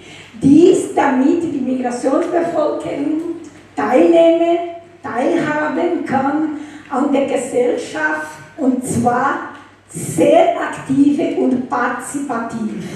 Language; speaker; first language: German; non-native, fluent; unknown